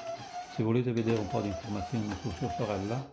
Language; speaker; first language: Italian; native; Italian